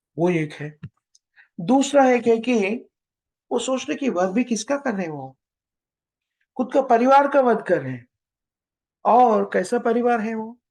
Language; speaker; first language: Hindi; non-native, local second language; Telugu